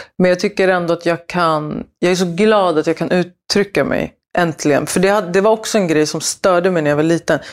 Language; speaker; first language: Swedish; early bilingual, other home language; Spanish